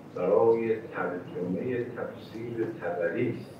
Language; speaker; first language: Persian; native; Persian